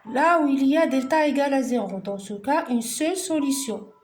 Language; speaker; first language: French; non-native, local second language; Arabic